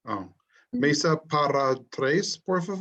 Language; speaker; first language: Spanish; non-native, learner; English